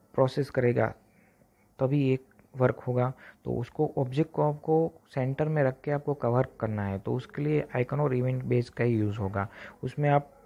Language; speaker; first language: Hindi; non-native, local second language; Gujarati